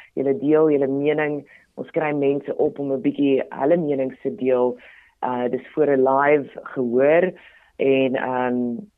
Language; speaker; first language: Afrikaans; non-native, local second language; Tswana